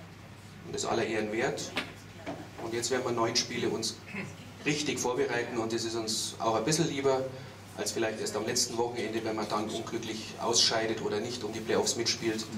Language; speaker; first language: German; native; German